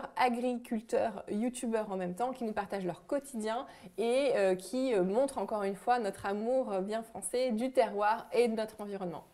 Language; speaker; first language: French; native; French